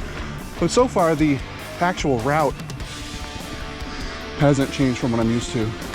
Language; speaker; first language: English; native; English